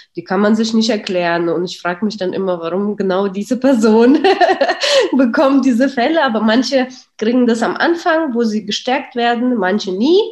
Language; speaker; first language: German; early bilingual, other home language; Russian